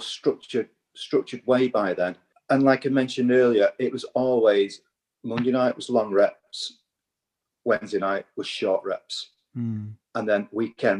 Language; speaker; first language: English; native; English